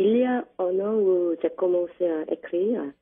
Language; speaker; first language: French; non-native, learner; Korean